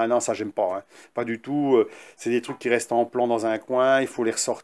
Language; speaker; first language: French; native; French